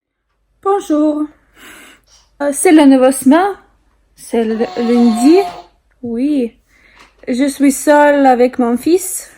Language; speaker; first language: French; non-native, learner; Russian